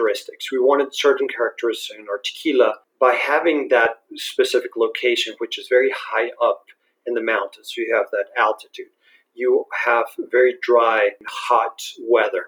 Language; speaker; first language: English; non-native, fluent; Spanish